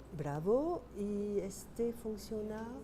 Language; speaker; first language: Spanish; non-native, fluent; French